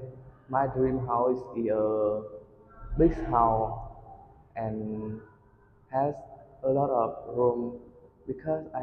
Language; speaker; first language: English; non-native, learner; Vietnamese